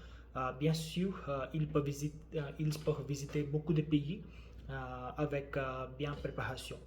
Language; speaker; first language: French; non-native, learner; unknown